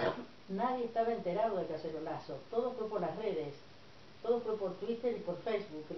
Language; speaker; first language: Spanish; native; Spanish